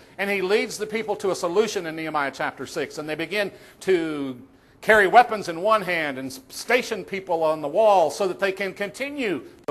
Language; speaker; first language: English; native; English